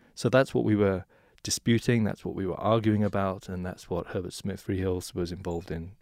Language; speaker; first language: English; native; English